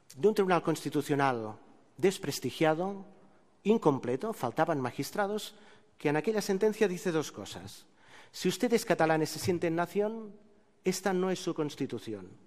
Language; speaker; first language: Spanish; non-native, local second language; Catalan